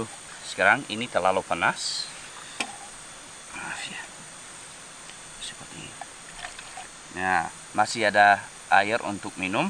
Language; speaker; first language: Indonesian; non-native, learner; English